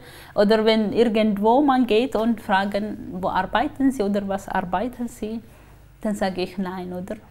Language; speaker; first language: German; non-native, learner; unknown